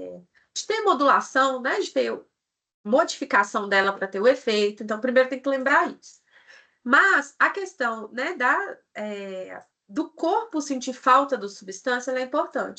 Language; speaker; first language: Portuguese; native; Portuguese